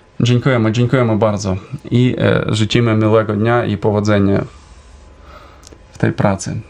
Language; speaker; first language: Polish; non-native, fluent; Ukrainian